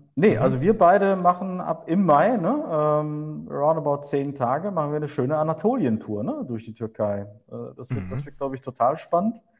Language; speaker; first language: German; early bilingual, other home language; Turkish